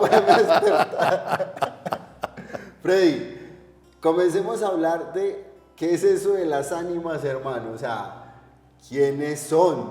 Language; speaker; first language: Spanish; native; Spanish